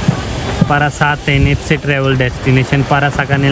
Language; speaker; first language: Filipino; non-native, learner; Hindi